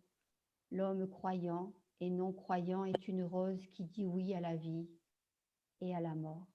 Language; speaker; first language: French; native; French